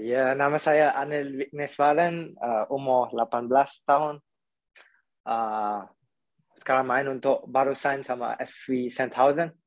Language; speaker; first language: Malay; non-native, local second language; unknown